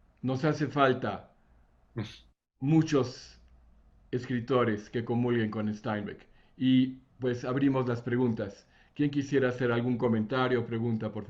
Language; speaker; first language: Spanish; native; Spanish